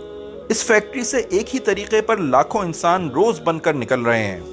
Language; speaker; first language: Urdu; native; Urdu